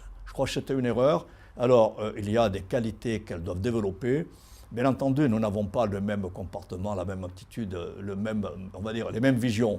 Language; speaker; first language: French; native; French